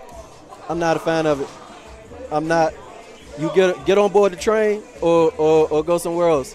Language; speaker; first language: English; native; English